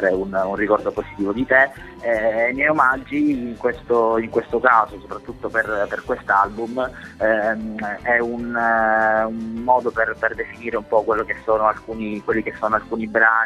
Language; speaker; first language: Italian; native; Italian